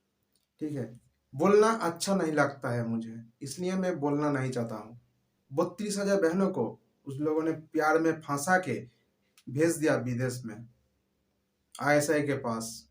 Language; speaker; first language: Hindi; non-native, local second language; Bangla